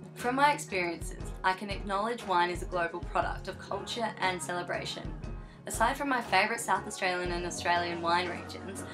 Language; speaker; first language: English; native; English